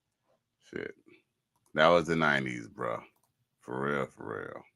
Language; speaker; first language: English; native; English